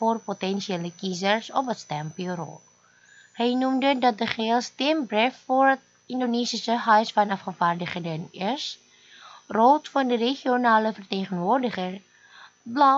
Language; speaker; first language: Dutch; non-native, fluent; Indonesian